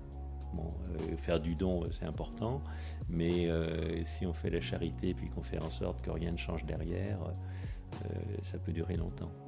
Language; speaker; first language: French; native; French